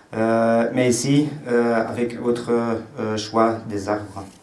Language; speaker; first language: French; non-native, local second language; Dutch